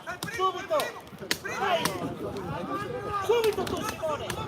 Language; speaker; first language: Italian; native; Italian